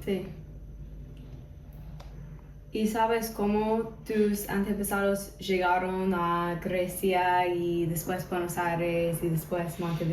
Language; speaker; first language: Spanish; non-native, fluent; English